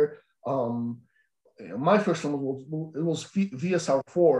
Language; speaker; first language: English; non-native, fluent; Polish